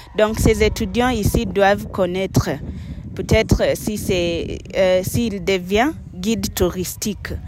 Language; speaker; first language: French; non-native, learner; Swahili